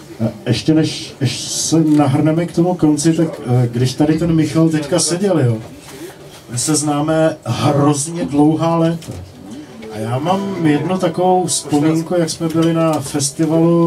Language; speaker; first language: Czech; native; Czech